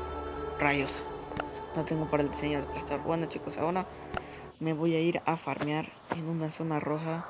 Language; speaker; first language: Spanish; native; Spanish